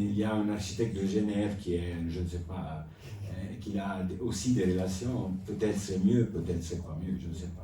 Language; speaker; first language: French; non-native, local second language; Italian